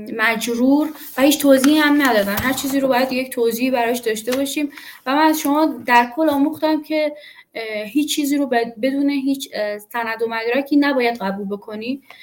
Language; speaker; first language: Persian; native; Persian